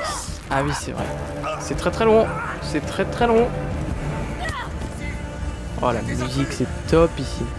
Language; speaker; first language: French; native; French